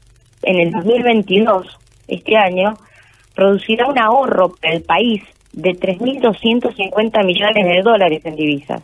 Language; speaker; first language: Spanish; native; Spanish